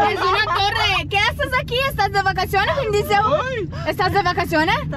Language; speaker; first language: Spanish; non-native, learner; Portuguese